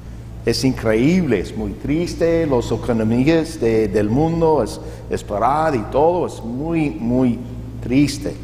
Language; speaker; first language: Spanish; non-native, learner; English